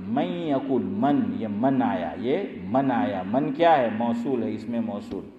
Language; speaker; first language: Urdu; non-native, local second language; Gujarati